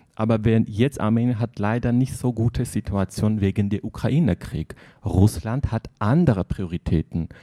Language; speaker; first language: German; non-native, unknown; Armenian